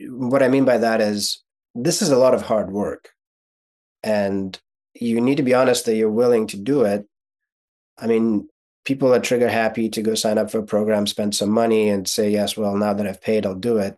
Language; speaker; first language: English; non-native, fluent; Russian